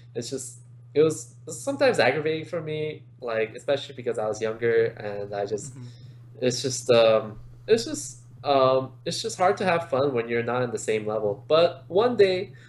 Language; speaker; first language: English; native; English